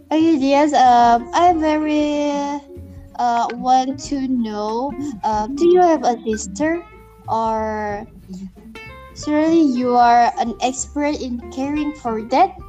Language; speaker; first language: English; non-native, learner; Indonesian